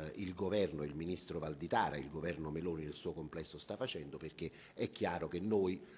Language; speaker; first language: Italian; native; Italian